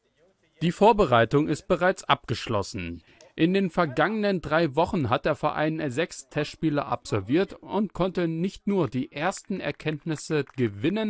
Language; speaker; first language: German; native; German